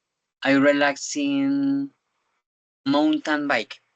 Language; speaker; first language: English; non-native, learner; Spanish